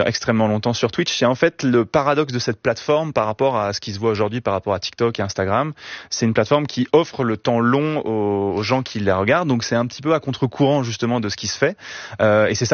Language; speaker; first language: French; native; French